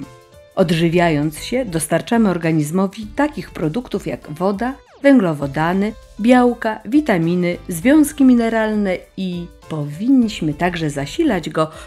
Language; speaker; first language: Polish; native; Polish